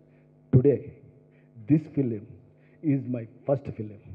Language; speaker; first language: Telugu; native; Telugu